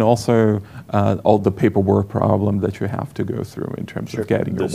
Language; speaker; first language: English; non-native, fluent; Portuguese